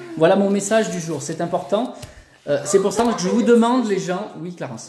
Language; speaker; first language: French; native; French